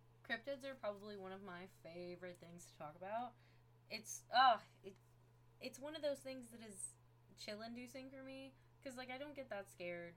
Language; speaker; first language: English; native; English